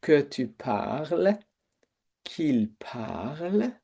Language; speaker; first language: French; non-native, fluent; Persian